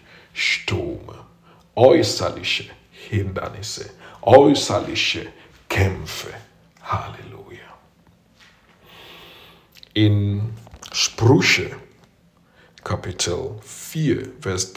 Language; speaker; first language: German; non-native, fluent; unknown